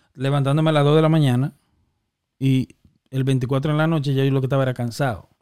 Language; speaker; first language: Spanish; native; Spanish